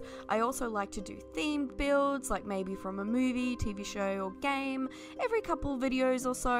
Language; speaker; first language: English; native; English